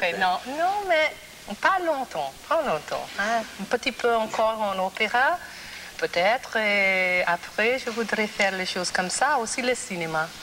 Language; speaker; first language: French; non-native, learner; English